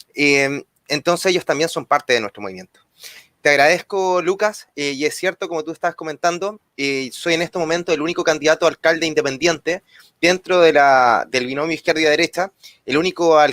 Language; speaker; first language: Spanish; native; Spanish